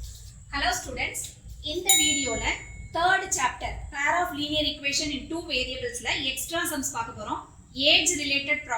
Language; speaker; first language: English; non-native, local second language; Tamil